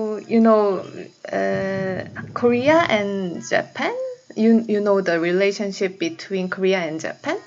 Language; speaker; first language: English; non-native, learner; Korean